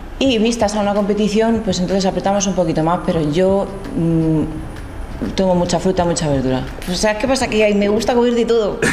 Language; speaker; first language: Spanish; native; Spanish